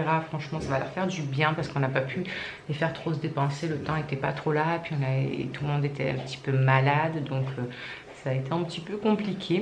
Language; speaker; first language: French; native; French